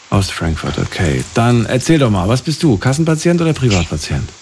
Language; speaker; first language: German; native; German